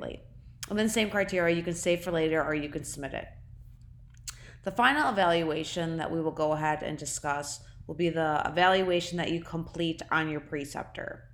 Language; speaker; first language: English; native; English